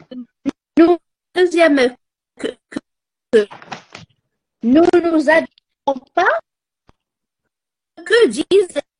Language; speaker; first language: French; non-native, local second language; Arabic